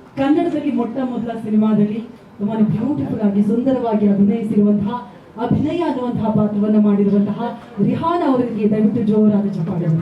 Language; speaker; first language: Kannada; native; Kannada